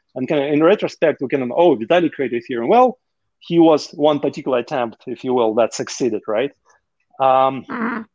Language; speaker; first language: English; non-native, fluent; Russian